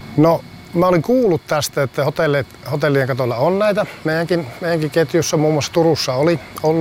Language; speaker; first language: Finnish; native; Finnish